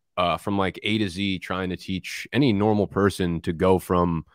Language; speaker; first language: English; native; English